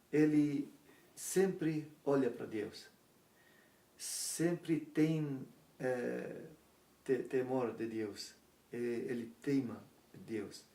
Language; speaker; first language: Portuguese; non-native, learner; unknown